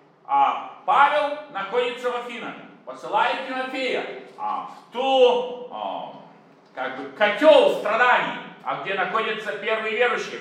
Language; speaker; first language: Russian; native; Russian